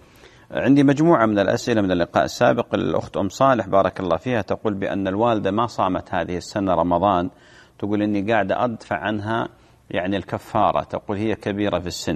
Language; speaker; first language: Arabic; native; Arabic